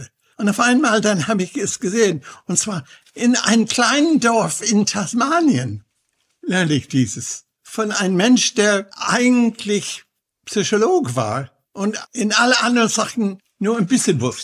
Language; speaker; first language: German; non-native, fluent; English